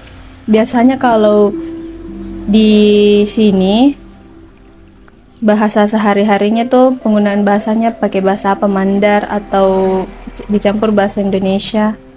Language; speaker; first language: Indonesian; non-native, local second language; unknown